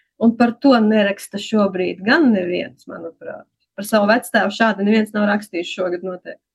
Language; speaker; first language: Latvian; native; Latvian